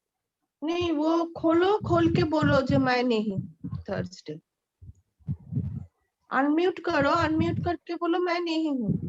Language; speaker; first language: Hindi; non-native, local second language; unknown